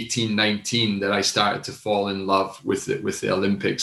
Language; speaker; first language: English; native; English